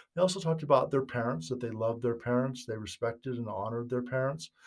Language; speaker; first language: English; native; English